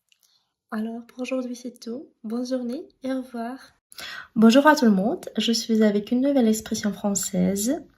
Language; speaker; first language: French; non-native, fluent; Russian